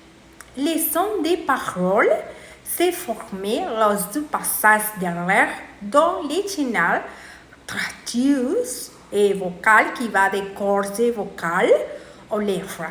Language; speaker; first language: French; non-native, learner; Spanish